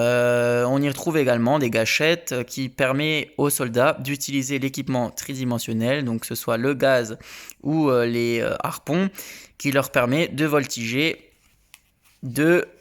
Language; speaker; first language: French; native; French